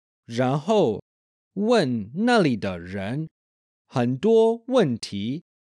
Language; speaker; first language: Chinese; non-native, fluent; English